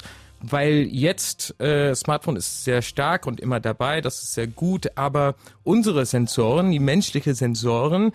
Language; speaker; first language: German; non-native, fluent; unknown